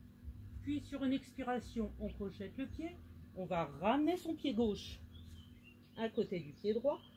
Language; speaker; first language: French; native; French